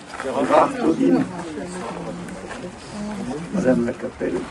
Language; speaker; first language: French; native; French